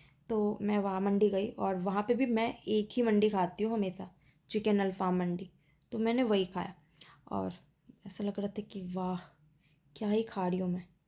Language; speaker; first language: Hindi; native; Hindi